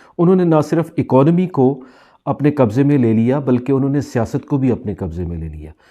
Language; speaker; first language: Urdu; native; Urdu